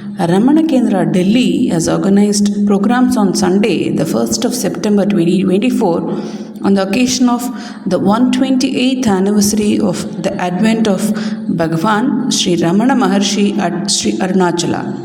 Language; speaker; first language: English; non-native, local second language; Tamil